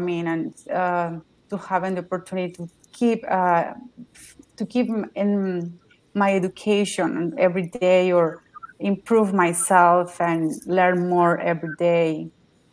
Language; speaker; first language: English; non-native, learner; Spanish